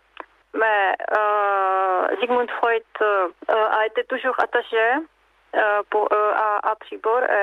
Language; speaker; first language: French; non-native, fluent; Czech